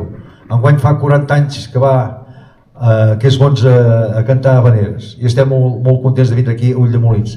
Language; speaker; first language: Catalan; native; Catalan